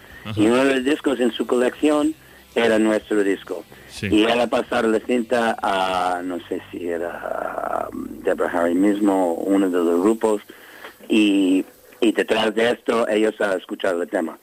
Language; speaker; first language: Spanish; non-native, learner; English